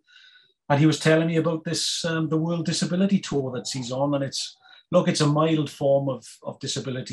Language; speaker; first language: English; native; English